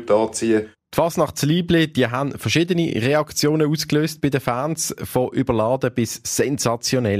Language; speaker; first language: German; native; German